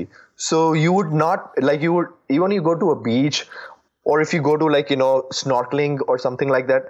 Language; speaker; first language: English; non-native, local second language; Gujarati